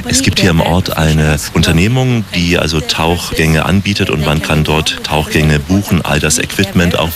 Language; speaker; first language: German; native; German